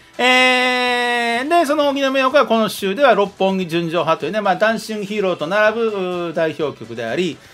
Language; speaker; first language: Japanese; native; Japanese